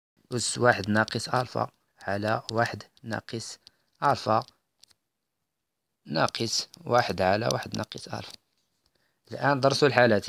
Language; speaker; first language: Arabic; native; Arabic